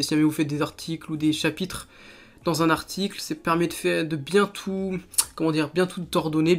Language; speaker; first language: French; native; French